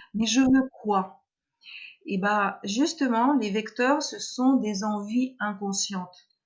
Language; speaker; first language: French; non-native, fluent; Russian